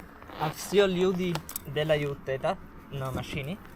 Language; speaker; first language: Russian; non-native, learner; Italian